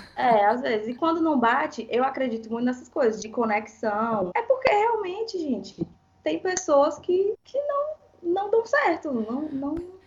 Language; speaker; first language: Portuguese; native; Portuguese